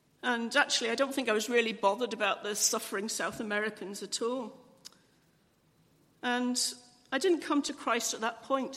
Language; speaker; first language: English; native; English